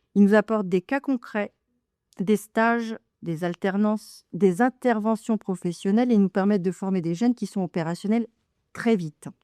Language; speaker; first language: French; native; French